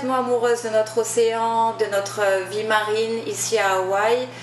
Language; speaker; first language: French; native; French